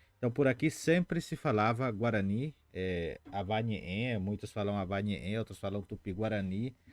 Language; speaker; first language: Portuguese; non-native, fluent; Guarani